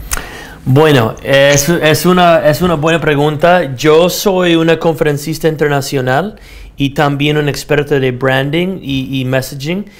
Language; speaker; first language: Spanish; non-native, fluent; English